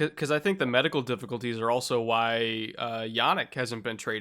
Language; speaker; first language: English; native; English